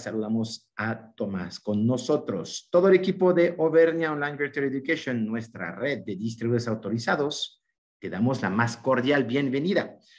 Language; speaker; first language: Spanish; native; Spanish